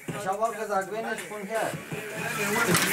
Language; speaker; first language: German; non-native, learner; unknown